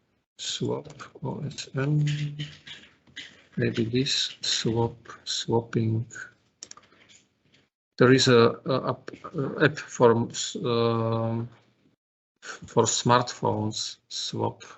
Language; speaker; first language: English; non-native, fluent; Slovak